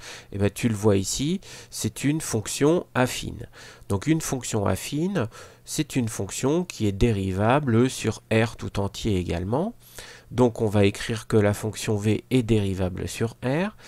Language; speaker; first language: French; native; French